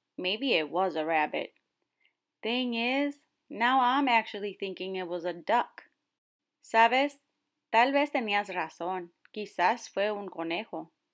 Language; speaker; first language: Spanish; early bilingual, heritage; Spanish